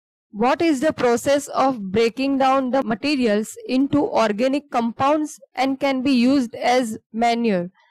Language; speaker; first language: English; non-native, local second language; Gujarati